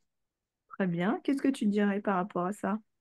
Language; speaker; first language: French; native; French